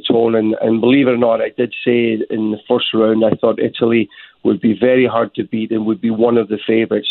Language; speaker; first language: English; native; English